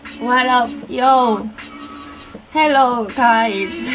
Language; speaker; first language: English; non-native, learner; Korean